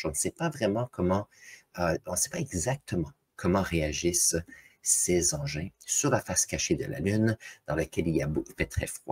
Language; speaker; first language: French; native; French